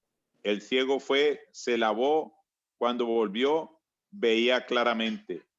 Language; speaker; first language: Spanish; native; Spanish